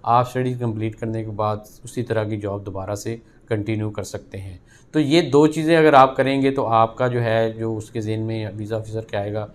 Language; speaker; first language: Urdu; non-native, local second language; Punjabi